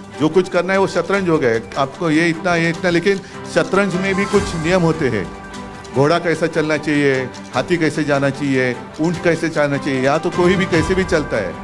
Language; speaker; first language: Hindi; non-native, local second language; Marathi